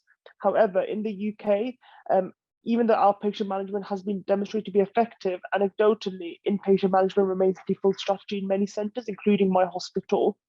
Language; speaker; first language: English; native; English